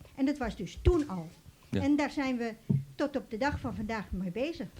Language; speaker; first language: Dutch; native; Dutch